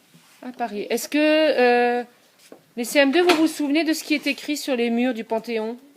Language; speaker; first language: French; native; French